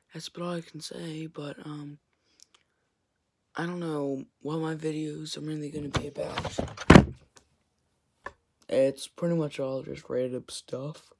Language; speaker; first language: English; native; English